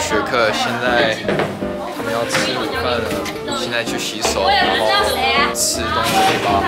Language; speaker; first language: Chinese; early bilingual, heritage; English